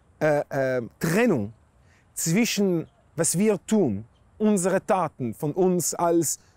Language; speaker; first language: German; non-native, fluent; Hebrew